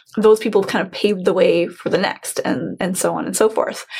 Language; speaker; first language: English; native; English